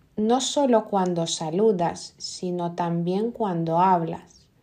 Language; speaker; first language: Spanish; non-native, fluent; Lithuanian